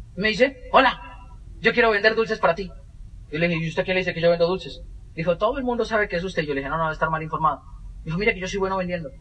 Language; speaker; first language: Spanish; native; Spanish